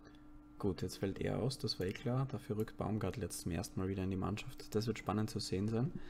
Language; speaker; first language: German; native; German